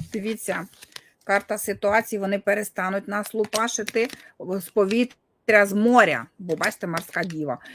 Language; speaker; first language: Ukrainian; non-native, local second language; Russian